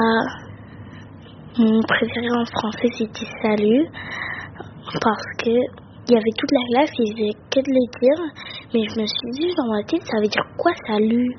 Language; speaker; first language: French; early bilingual, other home language; Arabic